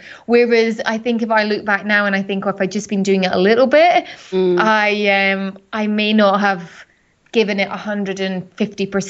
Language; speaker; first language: English; native; English